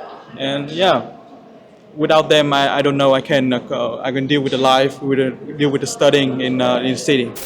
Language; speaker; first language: English; non-native, fluent; Vietnamese